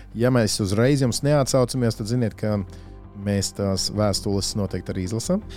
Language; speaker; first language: Latvian; native; Latvian